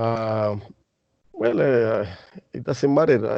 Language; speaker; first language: English; non-native, learner; Spanish